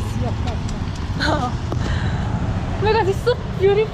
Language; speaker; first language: English; non-native, learner; Korean